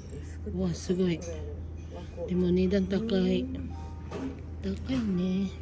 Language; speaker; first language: Japanese; non-native, fluent; Filipino